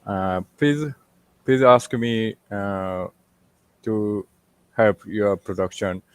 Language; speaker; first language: English; non-native, learner; Japanese